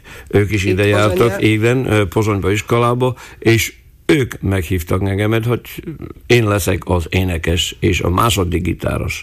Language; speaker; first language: Hungarian; non-native, local second language; Slovak